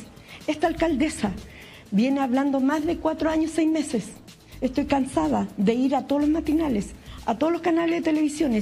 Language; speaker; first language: Spanish; native; Spanish